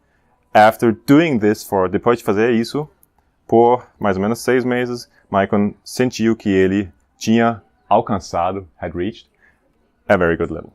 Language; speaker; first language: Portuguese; non-native, fluent; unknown